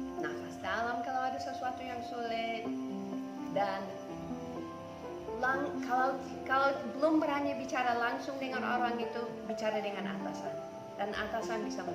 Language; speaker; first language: Indonesian; non-native, fluent; English